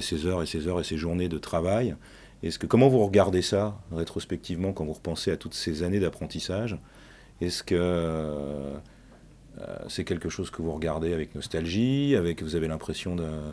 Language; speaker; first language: French; native; French